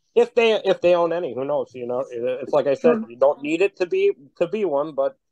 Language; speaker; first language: English; native; English